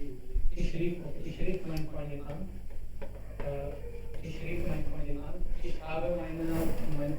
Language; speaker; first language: German; non-native, learner; Hindi